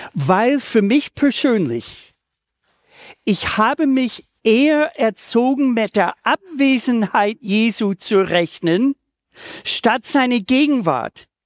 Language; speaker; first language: German; non-native, fluent; English